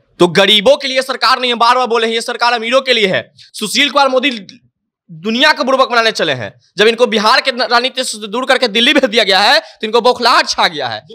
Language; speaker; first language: Hindi; native; Hindi